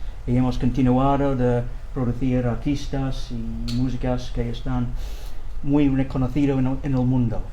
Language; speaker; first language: Spanish; non-native, learner; English